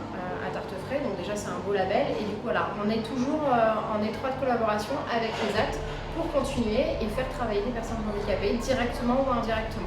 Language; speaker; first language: French; native; French